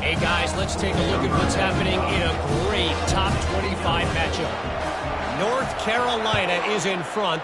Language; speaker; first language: English; native; English